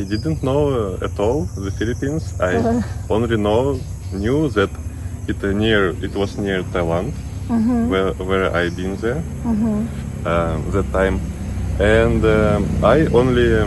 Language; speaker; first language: English; non-native, learner; Russian